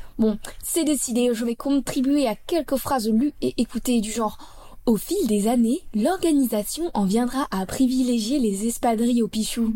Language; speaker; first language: French; native; French